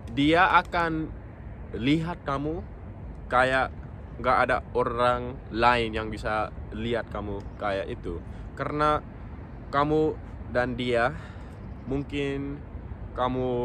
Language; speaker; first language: Indonesian; non-native, local second language; English